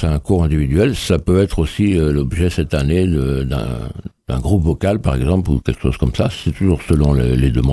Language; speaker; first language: French; native; French